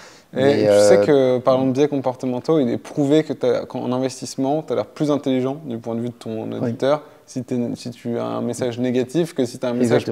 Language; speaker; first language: French; native; French